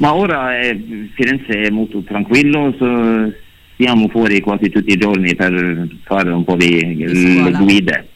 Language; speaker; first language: Italian; non-native, learner; Norwegian